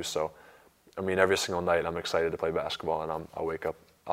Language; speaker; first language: English; native; English